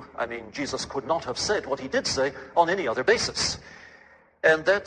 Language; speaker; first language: English; native; English